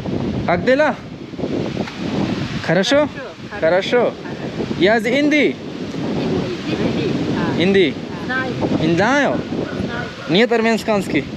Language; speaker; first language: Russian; non-native, learner; Hindi